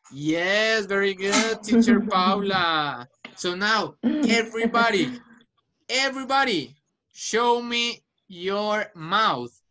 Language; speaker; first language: English; non-native, fluent; Spanish